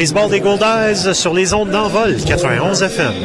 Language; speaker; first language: French; native; French